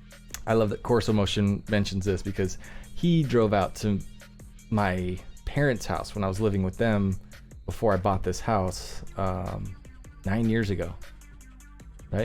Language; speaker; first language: English; native; English